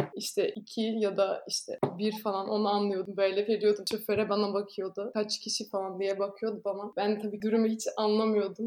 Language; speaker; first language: Turkish; non-native, fluent; Dutch